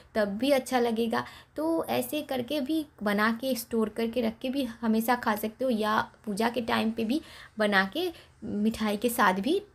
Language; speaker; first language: Hindi; non-native, local second language; Bangla